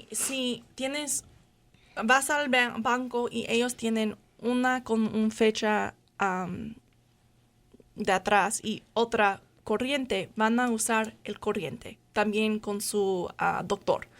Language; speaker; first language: Spanish; non-native, fluent; English